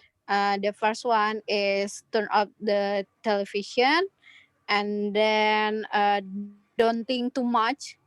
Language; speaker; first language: English; non-native, learner; Indonesian